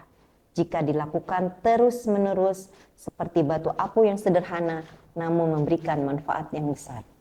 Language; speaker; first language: Indonesian; native; Indonesian